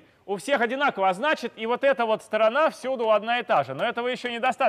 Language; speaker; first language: Russian; native; Russian